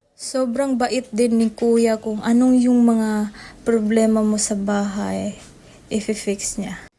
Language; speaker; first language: Filipino; non-native, local second language; Cebuano